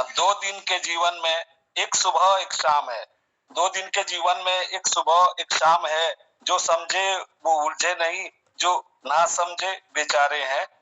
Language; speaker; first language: Hindi; native; Hindi